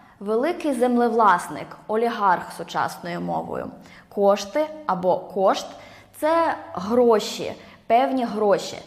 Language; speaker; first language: Ukrainian; native; Ukrainian